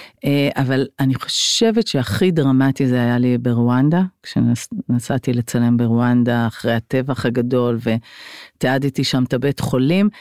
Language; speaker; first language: Hebrew; native; Hebrew